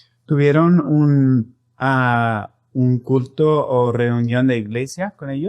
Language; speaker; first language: Spanish; non-native, fluent; English